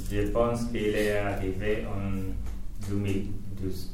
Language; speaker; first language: French; non-native, learner; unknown